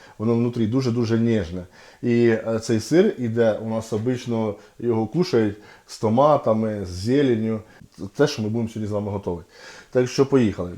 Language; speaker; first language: Ukrainian; non-native, local second language; Russian